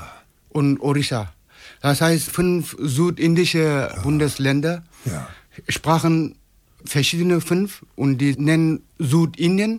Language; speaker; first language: German; non-native, fluent; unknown